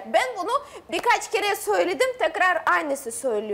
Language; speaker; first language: Turkish; non-native, learner; Russian